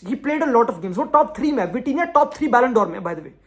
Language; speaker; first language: Hindi; native; Hindi